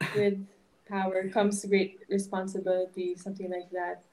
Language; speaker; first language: English; non-native, local second language; Hiligaynon